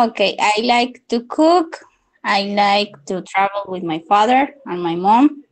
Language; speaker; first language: English; non-native, learner; Spanish